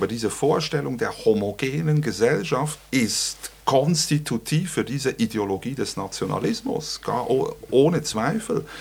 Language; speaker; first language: German; native; German